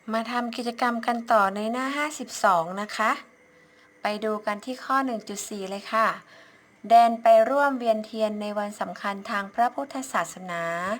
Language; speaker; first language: Thai; native; Thai